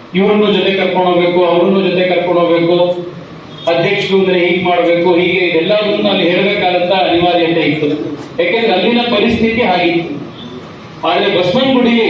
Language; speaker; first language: Kannada; native; Kannada